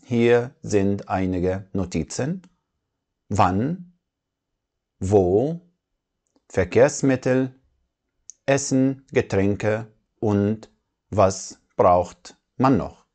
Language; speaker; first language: German; non-native, fluent; Arabic